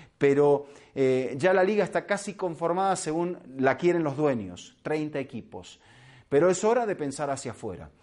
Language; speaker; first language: Spanish; native; Spanish